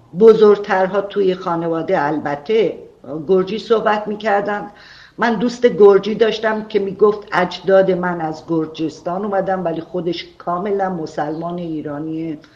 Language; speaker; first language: Persian; non-native, local second language; Armenian